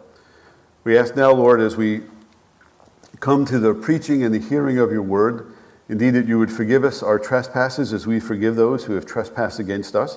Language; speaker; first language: English; native; English